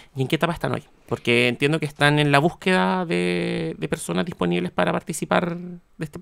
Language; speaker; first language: Spanish; native; Spanish